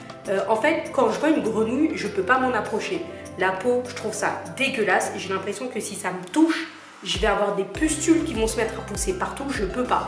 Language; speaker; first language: French; native; French